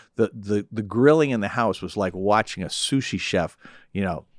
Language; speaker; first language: English; native; English